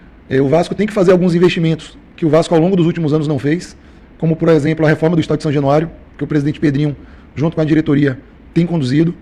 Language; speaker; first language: Portuguese; native; Portuguese